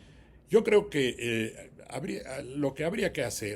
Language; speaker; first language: Spanish; native; Spanish